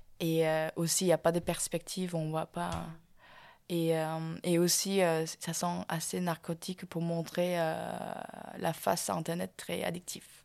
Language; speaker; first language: French; non-native, fluent; Korean